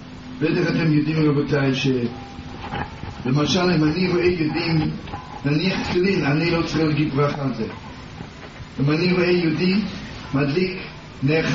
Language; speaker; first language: Hebrew; non-native, learner; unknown